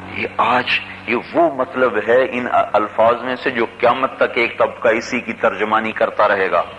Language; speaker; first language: Urdu; non-native, local second language; Punjabi